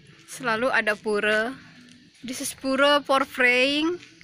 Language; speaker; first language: English; non-native, learner; Indonesian